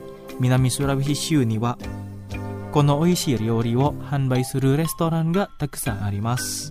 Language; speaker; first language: Japanese; non-native, fluent; Indonesian